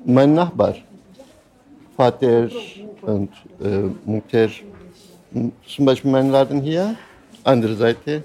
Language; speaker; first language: German; non-native, learner; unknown